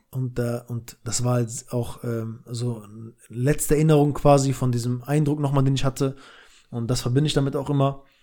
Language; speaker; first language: German; early bilingual, other home language; Albanian